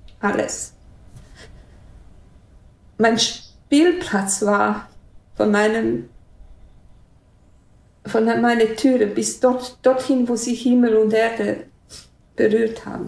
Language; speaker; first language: German; non-native, fluent; Bosnian